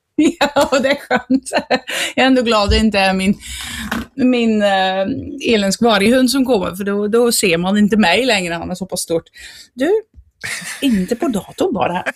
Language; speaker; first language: Swedish; non-native, fluent; Dutch